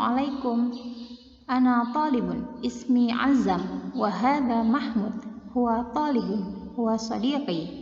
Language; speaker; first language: Arabic; non-native, fluent; Indonesian